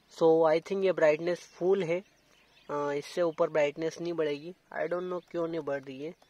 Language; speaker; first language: Hindi; native; Hindi